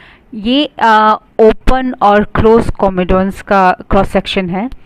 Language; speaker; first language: Hindi; native; Hindi